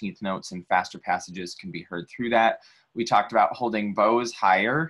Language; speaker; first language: English; native; English